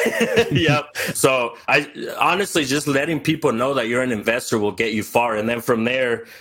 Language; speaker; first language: English; early bilingual, other home language; Spanish